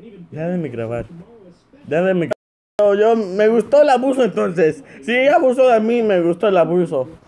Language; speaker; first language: Spanish; early bilingual, heritage; Spanish